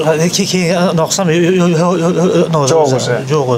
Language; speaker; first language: Kyrgyz; non-native, learner; Uzbek